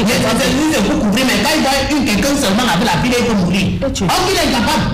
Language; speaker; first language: French; native; French